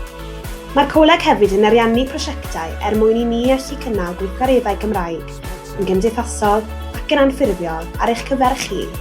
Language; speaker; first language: Welsh; native; Welsh